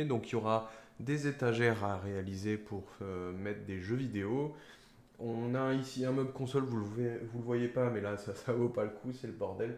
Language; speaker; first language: French; native; French